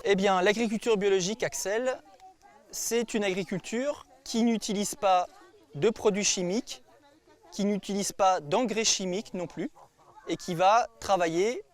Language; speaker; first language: French; native; French